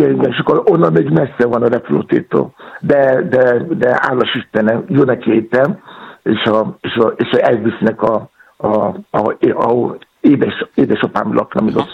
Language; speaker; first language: Hungarian; non-native, fluent; Yoruba